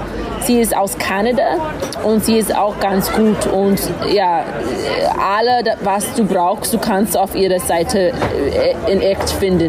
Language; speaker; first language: German; non-native, learner; English